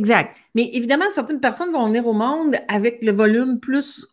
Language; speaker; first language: French; native; French